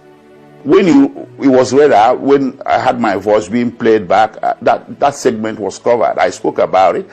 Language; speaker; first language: English; non-native, local second language; Igbo